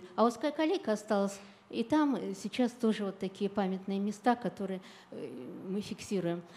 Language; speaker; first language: Russian; native; Russian